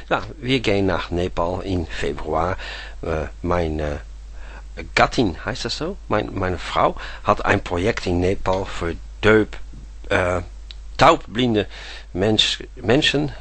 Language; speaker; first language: German; non-native, fluent; Dutch